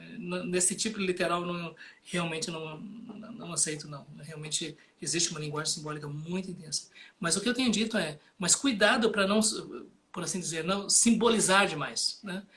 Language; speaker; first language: Portuguese; native; Portuguese